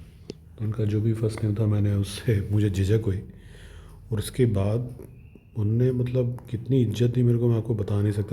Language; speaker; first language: Hindi; native; Hindi